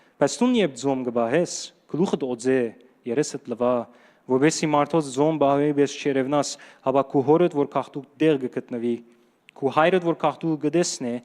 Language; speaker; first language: Armenian; early bilingual, heritage; Armenian